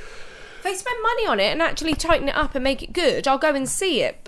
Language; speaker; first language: English; native; English